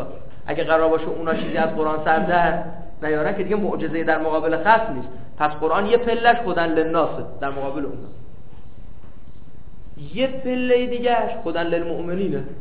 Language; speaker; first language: Persian; native; Persian